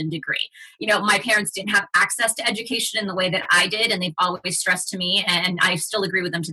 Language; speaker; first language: English; early bilingual, other home language; Spanish